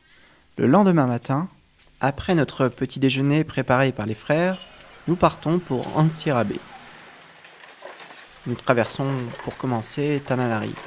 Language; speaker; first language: French; native; French